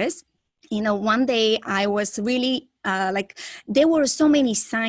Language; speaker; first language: English; non-native, fluent; Bulgarian